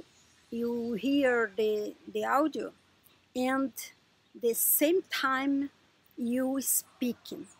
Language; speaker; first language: English; non-native, learner; Portuguese